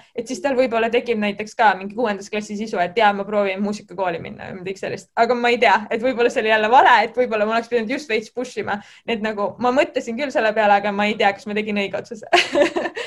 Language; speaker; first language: Estonian; native; Estonian